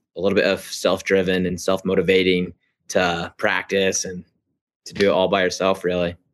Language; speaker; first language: English; native; English